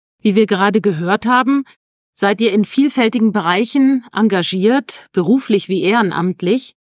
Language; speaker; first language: German; native; German